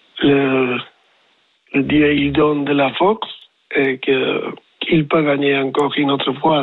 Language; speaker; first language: French; non-native, learner; Spanish